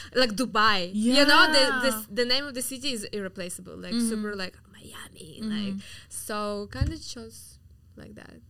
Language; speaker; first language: English; non-native, fluent; Russian